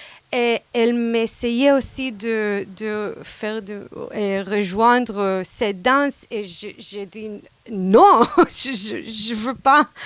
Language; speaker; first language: French; non-native, fluent; Hebrew